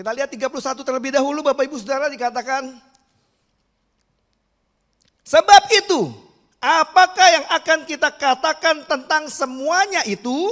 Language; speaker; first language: Indonesian; native; Indonesian